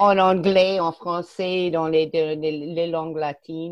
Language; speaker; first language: French; non-native, fluent; English